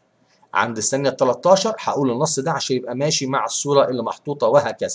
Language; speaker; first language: Arabic; native; Arabic